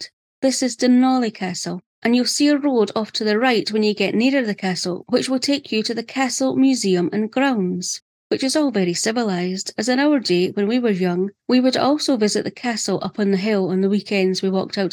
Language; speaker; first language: English; native; English